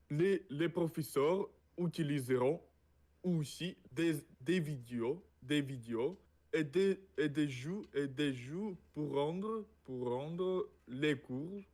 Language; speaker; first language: French; non-native, learner; Russian